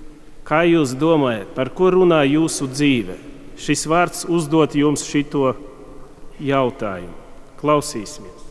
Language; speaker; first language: Latvian; non-native, fluent; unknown